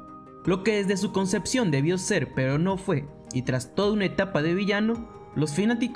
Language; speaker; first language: Spanish; native; Spanish